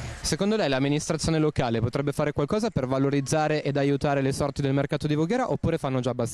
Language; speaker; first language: Italian; native; Italian